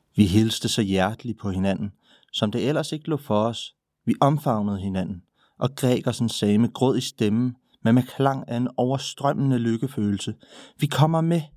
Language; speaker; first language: Danish; native; Danish